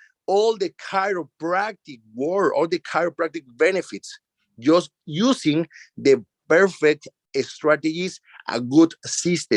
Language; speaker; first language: English; non-native, learner; Spanish